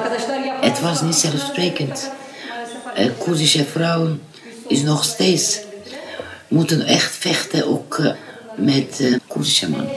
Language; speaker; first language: Dutch; non-native, fluent; Kurdish